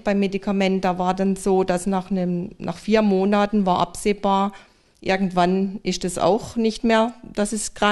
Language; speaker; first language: German; native; German